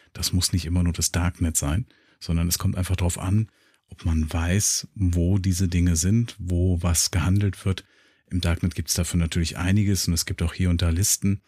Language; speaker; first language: German; native; German